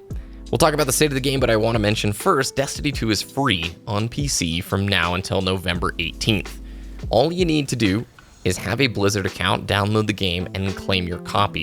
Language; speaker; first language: English; native; English